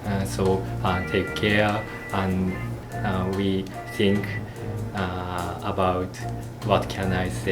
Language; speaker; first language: English; non-native, learner; Japanese